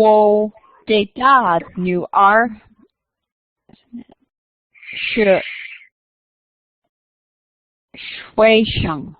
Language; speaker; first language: Chinese; non-native, learner; English